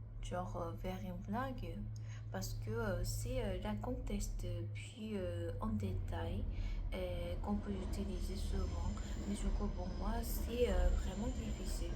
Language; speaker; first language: French; non-native, learner; Korean